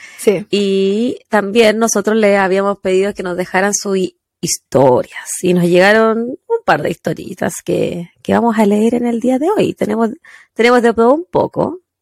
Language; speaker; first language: Spanish; native; Spanish